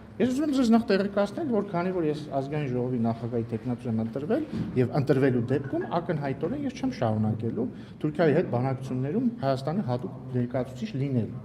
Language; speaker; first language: Armenian; native; Armenian